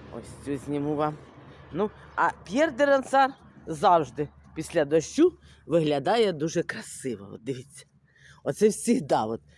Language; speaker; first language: Ukrainian; native; Ukrainian